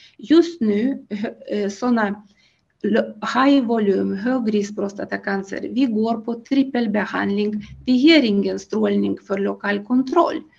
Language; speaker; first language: Swedish; non-native, fluent; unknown